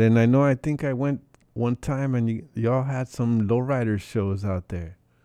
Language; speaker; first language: English; early bilingual, other home language; Spanish